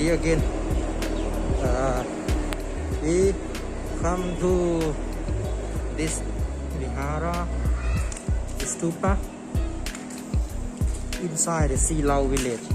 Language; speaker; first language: English; non-native, learner; Thai